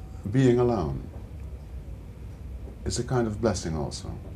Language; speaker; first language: English; non-native, fluent; Dutch